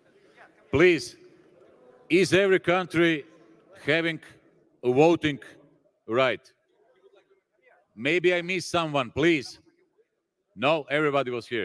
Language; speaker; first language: English; non-native, fluent; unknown